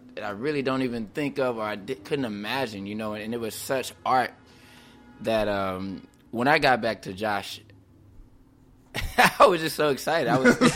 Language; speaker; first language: English; native; English